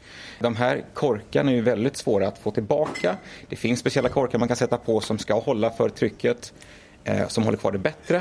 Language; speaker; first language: Swedish; native; Swedish